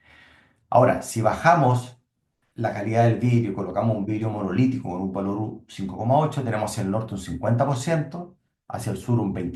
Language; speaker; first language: Spanish; native; Spanish